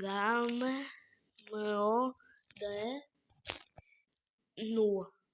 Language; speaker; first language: Bulgarian; native; Bulgarian